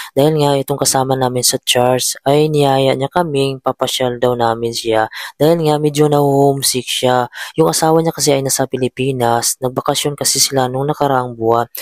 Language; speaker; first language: Filipino; native; Filipino